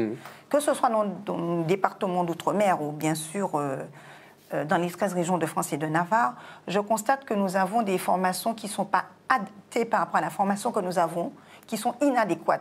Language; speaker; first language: French; non-native, local second language; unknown